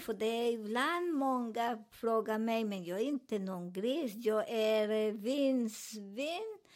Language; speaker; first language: Swedish; non-native, learner; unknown